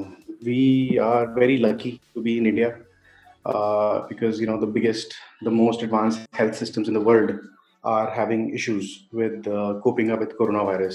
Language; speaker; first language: English; non-native, local second language; Hindi